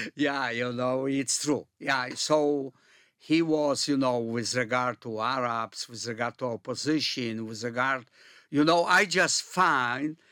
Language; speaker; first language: English; early bilingual, other home language; Polish